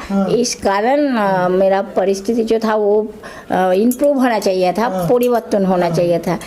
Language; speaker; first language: Hindi; non-native, local second language; Bangla